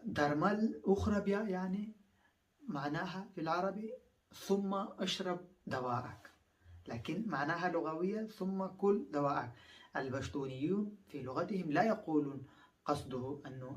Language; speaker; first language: Arabic; non-native, fluent; Pashto